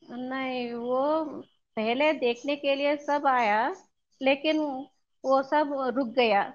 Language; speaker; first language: Hindi; non-native, local second language; Telugu